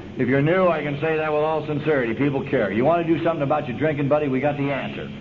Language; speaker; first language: English; native; English